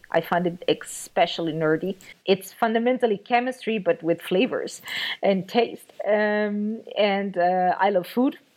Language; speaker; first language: English; non-native, fluent; Italian